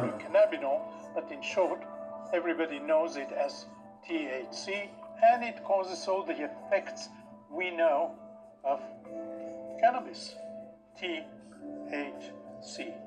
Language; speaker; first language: English; non-native, fluent; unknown